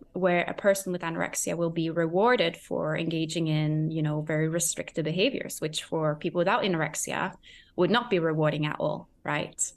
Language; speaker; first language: English; non-native, fluent; Norwegian